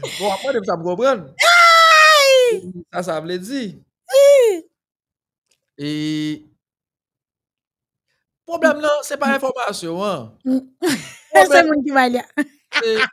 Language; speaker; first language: French; non-native, local second language; Haitian Creole